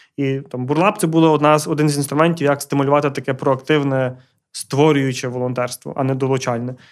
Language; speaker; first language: Ukrainian; early bilingual, heritage; Ukrainian